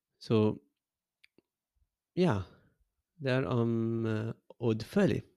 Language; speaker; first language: Swedish; non-native, learner; English